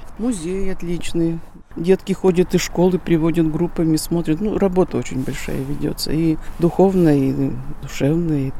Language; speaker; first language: Russian; native; Russian